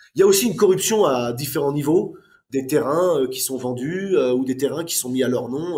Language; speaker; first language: French; native; French